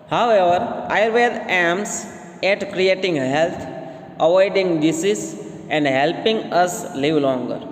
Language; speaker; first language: English; non-native, local second language; Gujarati